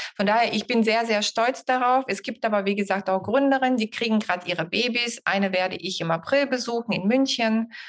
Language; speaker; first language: German; non-native, fluent; Bulgarian